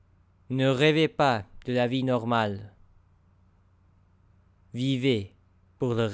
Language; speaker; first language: French; non-native, learner; English